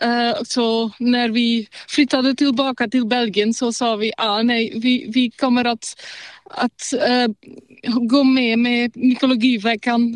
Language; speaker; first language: Swedish; non-native, fluent; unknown